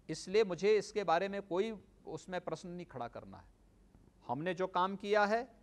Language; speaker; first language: Hindi; native; Hindi